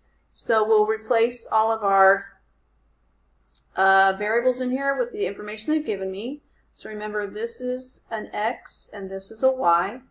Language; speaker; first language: English; native; English